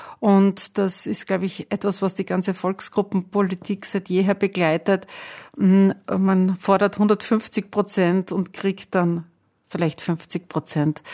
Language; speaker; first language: German; native; German